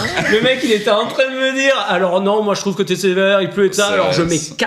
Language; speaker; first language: French; native; French